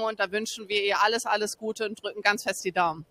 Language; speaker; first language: German; native; German